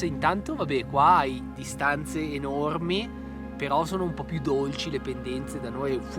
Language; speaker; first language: Italian; native; Italian